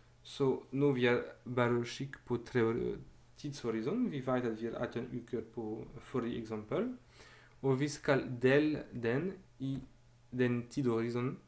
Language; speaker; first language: Norwegian; non-native, learner; Dutch